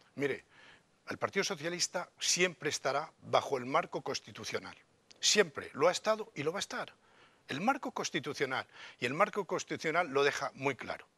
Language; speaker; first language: Spanish; native; Spanish